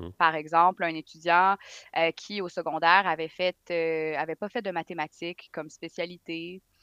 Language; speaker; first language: French; native; French